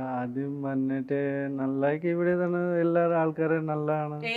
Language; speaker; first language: Malayalam; non-native, local second language; Odia